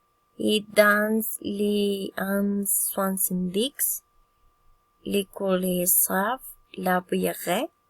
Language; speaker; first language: French; non-native, learner; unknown